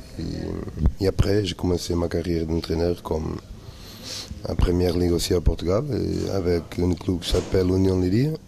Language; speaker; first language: French; non-native, learner; Portuguese